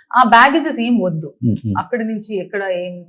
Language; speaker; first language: Telugu; non-native, local second language; Tulu